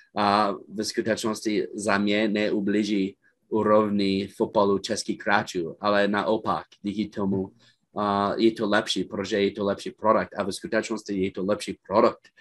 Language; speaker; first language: Czech; non-native, fluent; English